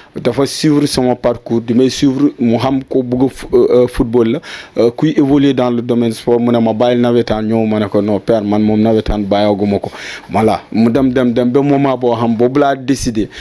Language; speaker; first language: Wolof; non-native, local second language; Jola-Fonyi